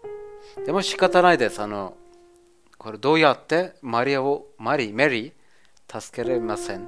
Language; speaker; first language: Japanese; non-native, learner; German